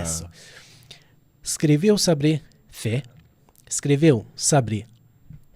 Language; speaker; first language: Portuguese; non-native, fluent; Arabic